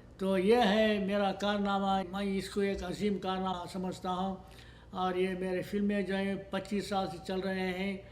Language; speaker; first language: Urdu; native; Urdu